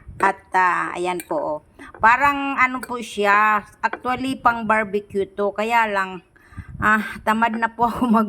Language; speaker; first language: Filipino; non-native, local second language; Masbatenyo